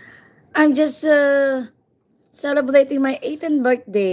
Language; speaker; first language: English; non-native, learner; Filipino